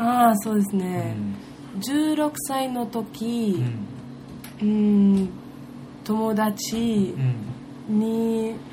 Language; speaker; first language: Japanese; non-native, learner; German